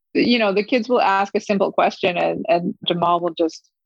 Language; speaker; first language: English; early bilingual, other home language; Korean